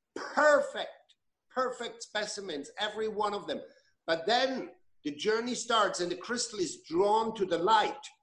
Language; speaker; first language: English; non-native, fluent; German